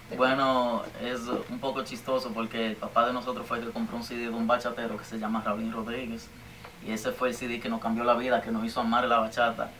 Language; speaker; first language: Spanish; early bilingual, heritage; Spanish